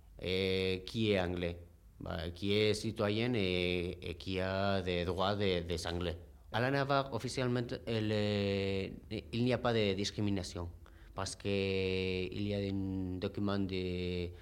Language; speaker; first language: French; non-native, fluent; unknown